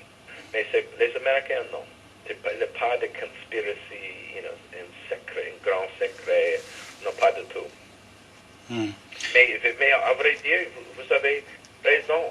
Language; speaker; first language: French; non-native, fluent; English